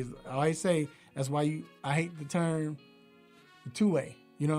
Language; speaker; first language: English; native; English